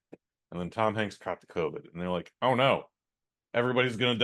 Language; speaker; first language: English; native; English